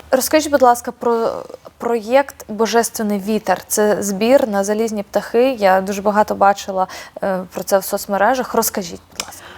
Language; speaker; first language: Ukrainian; native; Ukrainian